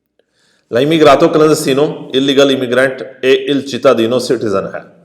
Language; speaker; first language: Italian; non-native, fluent; Urdu